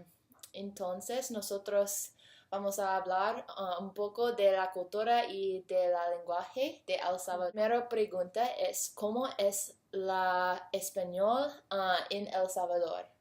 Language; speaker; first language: Spanish; non-native, learner; English